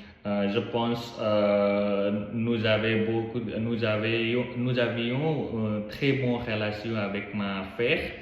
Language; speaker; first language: French; non-native, learner; Nepali